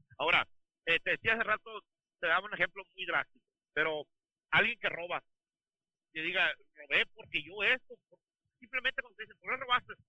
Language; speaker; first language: Spanish; native; Spanish